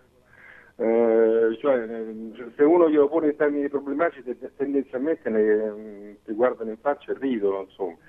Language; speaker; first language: Italian; native; Italian